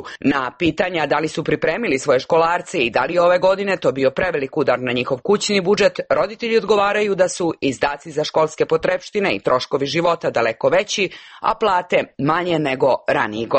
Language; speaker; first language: Serbian; native; Serbian